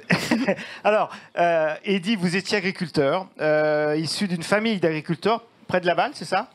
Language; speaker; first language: French; native; French